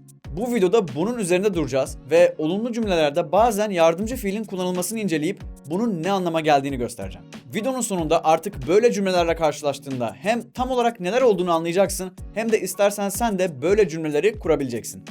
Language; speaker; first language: Turkish; native; Turkish